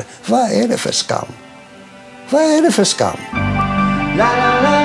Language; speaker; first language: Swedish; non-native, fluent; Greek